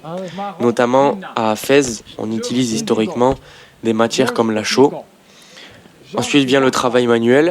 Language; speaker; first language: French; native; French